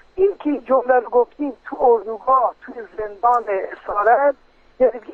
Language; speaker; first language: Persian; native; Persian